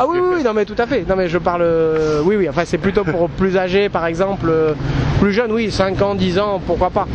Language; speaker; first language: French; native; French